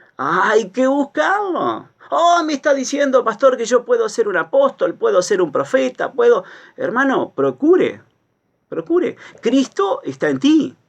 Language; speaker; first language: Spanish; native; Spanish